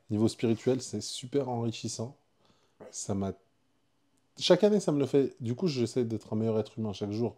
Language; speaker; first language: French; early bilingual, other home language; Arabic